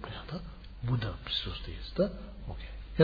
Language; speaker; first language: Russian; non-native, learner; Tibetan